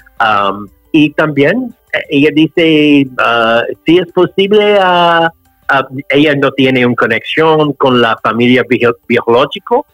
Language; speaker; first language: Spanish; non-native, learner; English